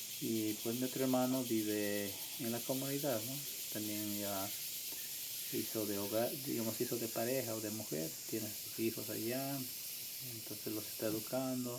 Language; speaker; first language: Spanish; non-native, local second language; Quechua